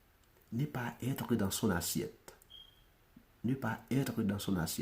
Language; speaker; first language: French; non-native, local second language; Haitian Creole